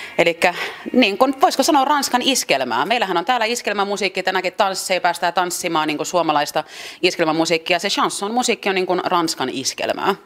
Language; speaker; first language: Finnish; early bilingual, other home language; French